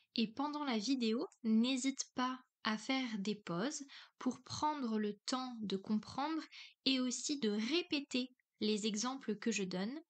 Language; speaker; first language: French; native; French